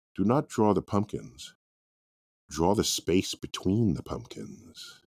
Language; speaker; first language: English; native; English